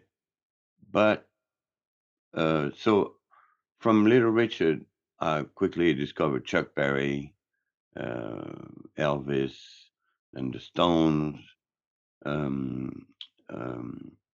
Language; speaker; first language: English; non-native, fluent; French